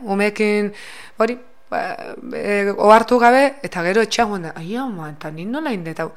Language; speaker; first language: Basque; native; Basque